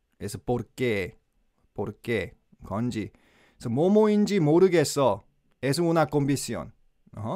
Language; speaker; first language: Spanish; non-native, learner; Korean